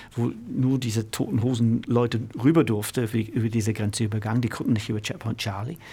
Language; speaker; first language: German; non-native, fluent; English